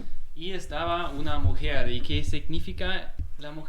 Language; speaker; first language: Spanish; non-native, learner; German